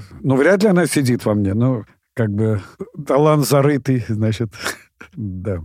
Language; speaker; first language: Russian; native; Russian